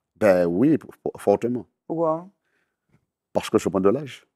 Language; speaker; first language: French; native; French